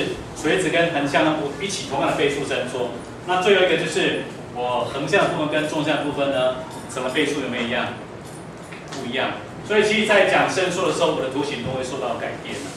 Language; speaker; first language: Chinese; native; Chinese